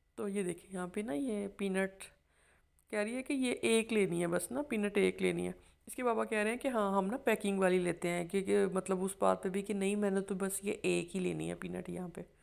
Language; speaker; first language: Urdu; non-native, local second language; Punjabi